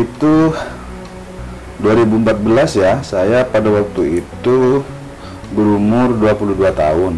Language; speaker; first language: Indonesian; non-native, local second language; Madurese